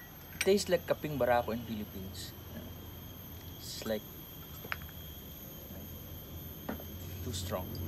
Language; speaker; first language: English; non-native, local second language; Filipino